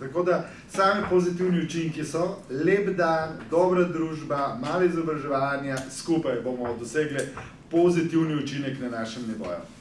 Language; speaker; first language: Slovenian; native; Slovenian